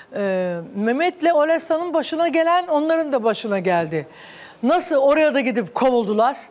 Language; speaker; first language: Turkish; native; Turkish